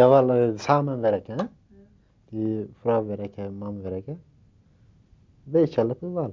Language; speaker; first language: Dutch; non-native, learner; Turkish